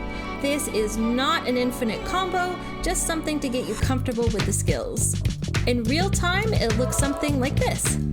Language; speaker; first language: English; native; English